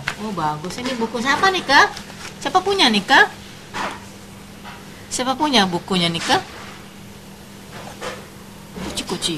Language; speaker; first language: Indonesian; native; Indonesian